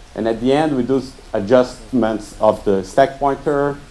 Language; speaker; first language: English; non-native, fluent; Portuguese